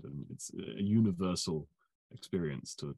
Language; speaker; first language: English; native; English